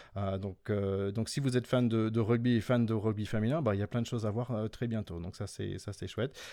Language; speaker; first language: French; non-native, fluent; English